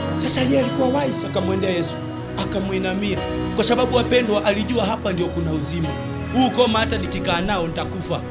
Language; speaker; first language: Swahili; native; Swahili